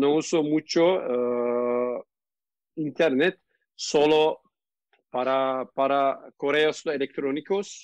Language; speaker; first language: Spanish; non-native, learner; Turkish